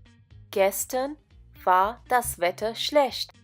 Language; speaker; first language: German; non-native, fluent; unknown